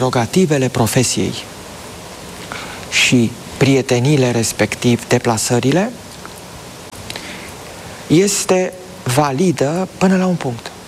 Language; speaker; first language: Romanian; native; Romanian